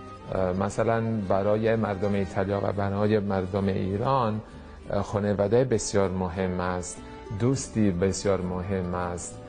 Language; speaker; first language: Persian; non-native, fluent; Italian